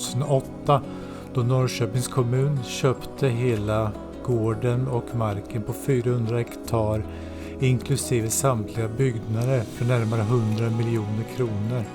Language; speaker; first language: Swedish; native; Swedish